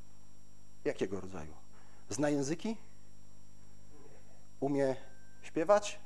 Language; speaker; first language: Polish; native; Polish